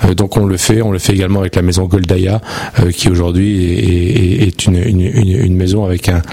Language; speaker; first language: French; native; French